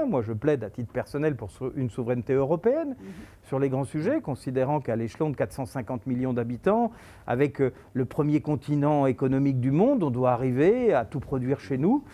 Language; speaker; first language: French; native; French